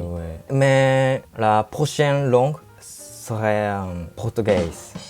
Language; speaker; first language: French; non-native, learner; Japanese